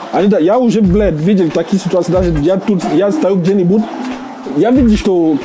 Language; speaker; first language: Russian; non-native, fluent; Jamaican Creole English